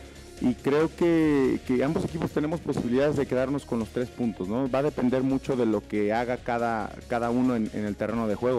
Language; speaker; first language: Spanish; native; Spanish